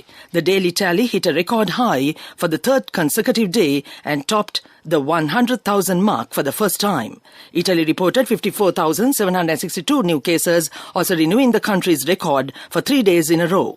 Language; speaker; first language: English; non-native, local second language; Sinhala